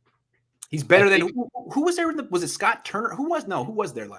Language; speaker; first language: English; native; English